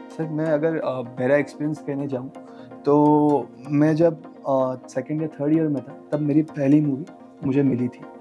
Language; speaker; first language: Hindi; non-native, local second language; Marathi